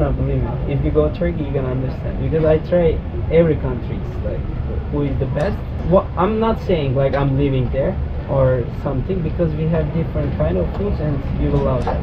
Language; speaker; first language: English; non-native, learner; Turkish